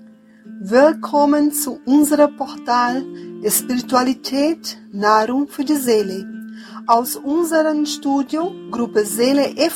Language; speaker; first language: German; non-native, fluent; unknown